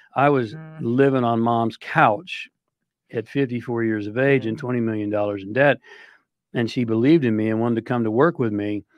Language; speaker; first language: English; native; English